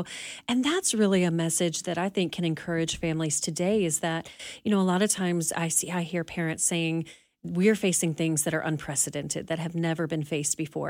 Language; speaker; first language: English; native; English